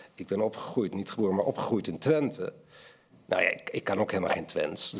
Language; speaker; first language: Dutch; native; Dutch